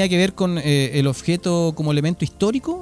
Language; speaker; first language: Spanish; native; Spanish